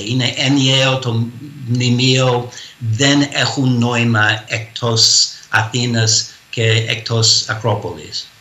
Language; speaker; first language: Greek; non-native, fluent; English